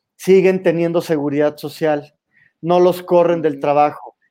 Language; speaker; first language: Spanish; native; Spanish